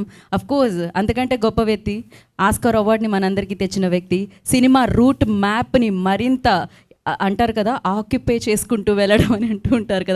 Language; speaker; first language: Telugu; native; Telugu